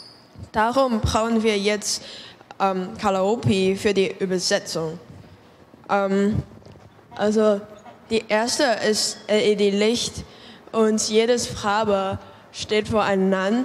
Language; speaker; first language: German; non-native, learner; Cantonese